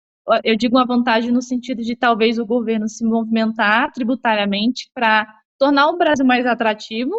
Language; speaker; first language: Portuguese; native; Portuguese